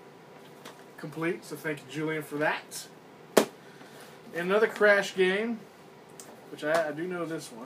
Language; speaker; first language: English; native; English